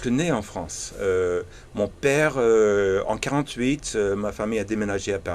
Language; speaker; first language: French; early bilingual, heritage; English